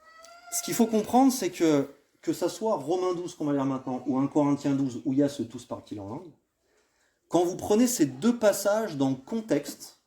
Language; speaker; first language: French; native; French